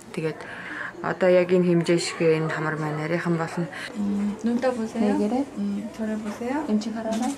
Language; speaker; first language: Mongolian; native; Mongolian